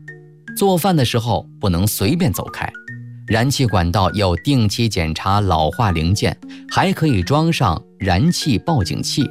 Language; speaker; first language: Chinese; native; Chinese